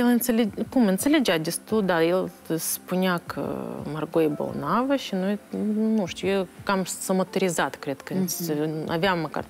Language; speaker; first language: Romanian; non-native, local second language; Russian